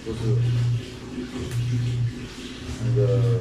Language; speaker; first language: Chinese; non-native, learner; Filipino